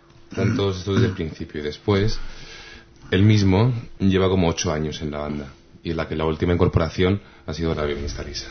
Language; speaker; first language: Spanish; native; Spanish